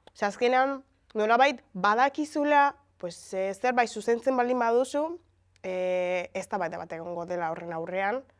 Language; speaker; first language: Basque; early bilingual, other home language; Spanish